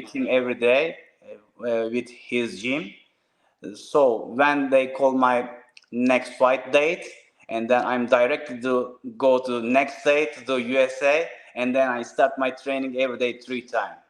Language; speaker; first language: English; non-native, learner; Turkish